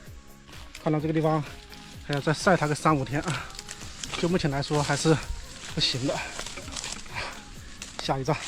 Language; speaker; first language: Chinese; native; Chinese